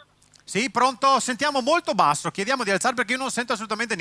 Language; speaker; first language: Italian; native; Italian